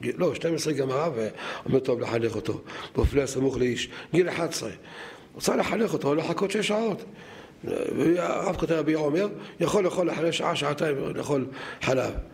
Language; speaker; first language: Hebrew; native; Hebrew